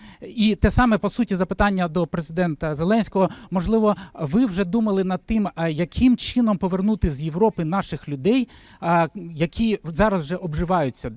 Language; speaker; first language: Ukrainian; native; Ukrainian